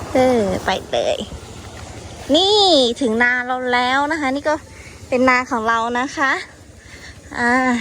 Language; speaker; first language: Thai; non-native, local second language; Shan